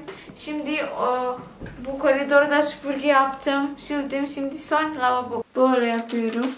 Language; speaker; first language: Turkish; non-native, learner; Indonesian